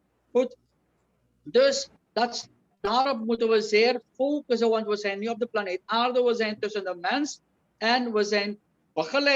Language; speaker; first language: Dutch; non-native, local second language; Caribbean Hindustani